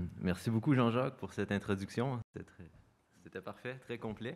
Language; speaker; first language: French; native; French